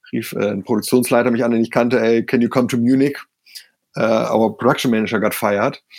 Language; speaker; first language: German; native; German